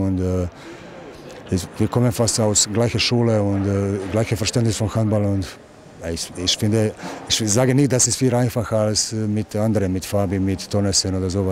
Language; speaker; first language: German; non-native, learner; Croatian